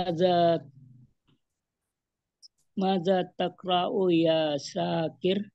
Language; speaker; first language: Arabic; non-native, learner; Indonesian